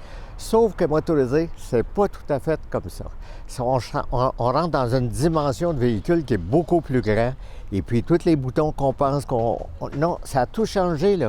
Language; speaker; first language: French; native; French